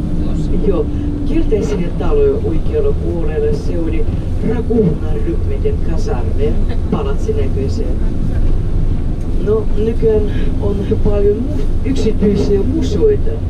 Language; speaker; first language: Finnish; non-native, fluent; Russian